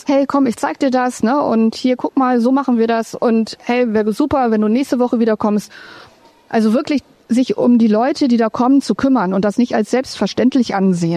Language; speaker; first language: German; native; German